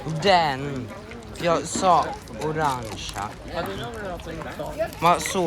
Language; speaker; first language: Swedish; early bilingual, other home language; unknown